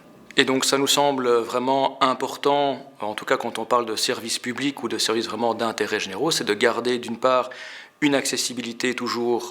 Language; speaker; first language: French; native; French